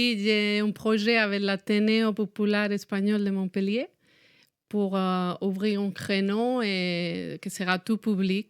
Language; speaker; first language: French; non-native, fluent; Spanish